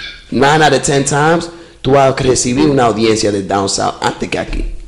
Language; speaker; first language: Spanish; early bilingual, heritage; Spanish